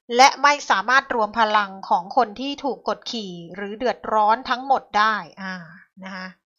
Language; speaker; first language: Thai; native; Thai